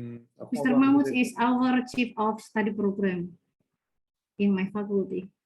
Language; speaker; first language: English; non-native, fluent; Indonesian